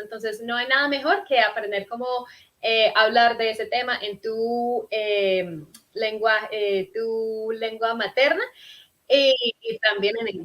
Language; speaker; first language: Spanish; non-native, fluent; English